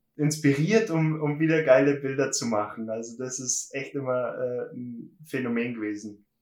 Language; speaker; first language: German; native; German